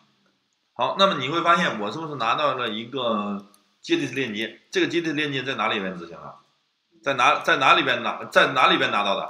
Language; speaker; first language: Chinese; native; Chinese